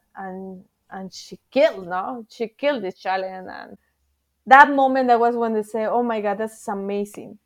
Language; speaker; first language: English; non-native, learner; Spanish